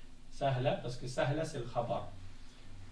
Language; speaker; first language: Arabic; non-native, fluent; French